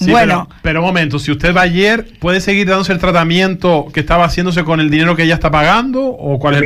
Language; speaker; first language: Spanish; native; Spanish